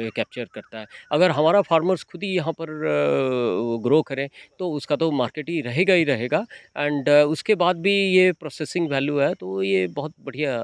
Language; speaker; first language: Hindi; non-native, local second language; Odia